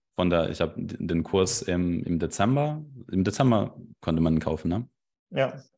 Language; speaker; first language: German; non-native, fluent; Russian